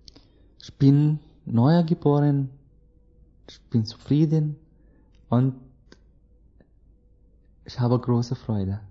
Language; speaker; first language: German; non-native, learner; Arabic